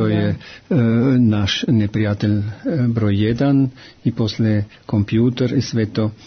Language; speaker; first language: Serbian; non-native, fluent; German